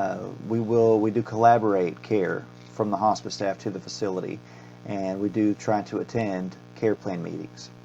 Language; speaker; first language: English; native; English